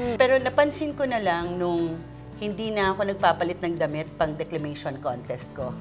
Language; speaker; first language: Filipino; non-native, local second language; Waray